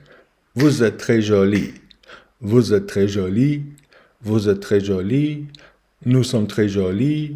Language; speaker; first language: French; non-native, learner; English